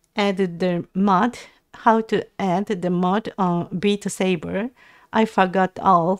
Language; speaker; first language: English; non-native, learner; Japanese